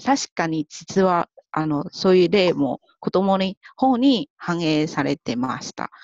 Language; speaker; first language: Japanese; non-native, fluent; Chinese